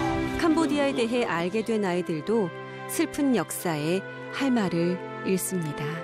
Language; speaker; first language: Korean; native; Korean